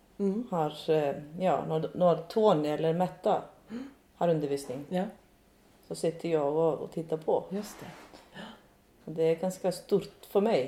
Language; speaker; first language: Swedish; non-native, fluent; Icelandic